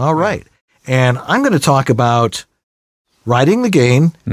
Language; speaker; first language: English; native; English